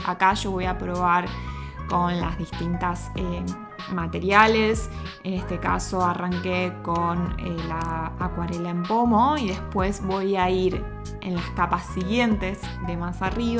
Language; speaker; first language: Spanish; native; Spanish